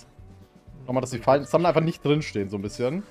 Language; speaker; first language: German; native; German